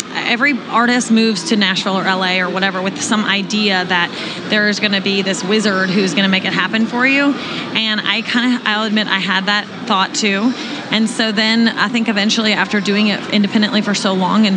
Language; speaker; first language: English; native; English